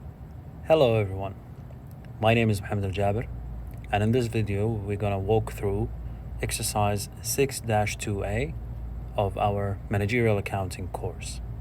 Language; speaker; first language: English; non-native, fluent; Arabic